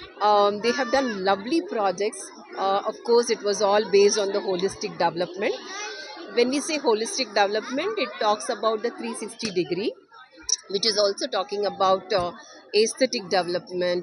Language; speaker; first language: English; non-native, local second language; Telugu